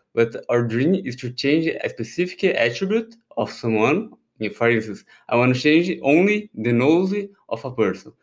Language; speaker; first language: English; non-native, fluent; Portuguese